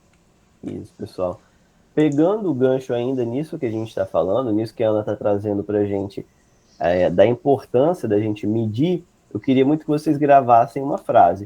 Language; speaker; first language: Portuguese; native; Portuguese